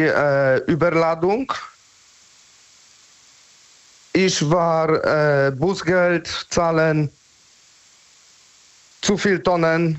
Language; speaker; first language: German; non-native, learner; Polish